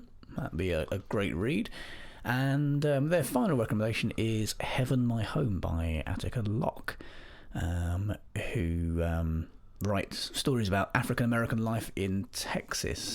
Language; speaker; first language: English; native; English